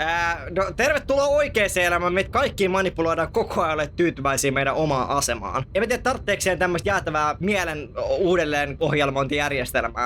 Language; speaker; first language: Finnish; native; Finnish